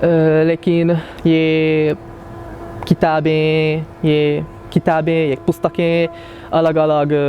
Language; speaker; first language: Hindi; non-native, fluent; Hungarian